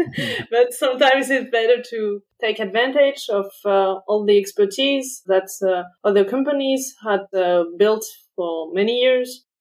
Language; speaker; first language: English; non-native, fluent; French